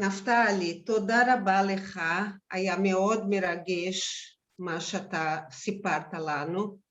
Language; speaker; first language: Hebrew; non-native, fluent; Portuguese